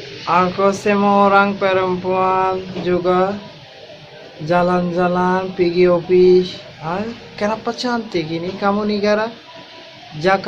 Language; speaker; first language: Indonesian; non-native, learner; Bangla